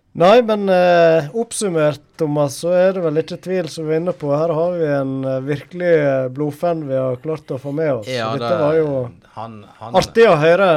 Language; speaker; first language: Norwegian; native; Norwegian